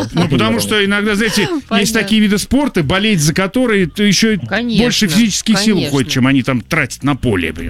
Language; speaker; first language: Russian; native; Russian